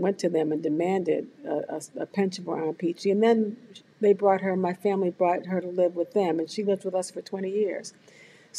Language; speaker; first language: English; native; English